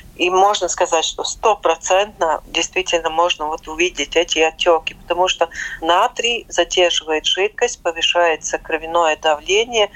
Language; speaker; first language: Russian; non-native, local second language; Latvian